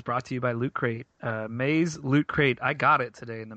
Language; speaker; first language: English; native; English